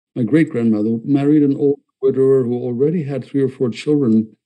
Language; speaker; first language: English; non-native, fluent; Malayalam